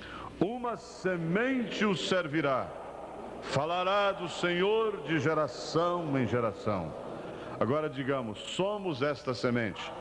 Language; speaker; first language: Portuguese; native; Portuguese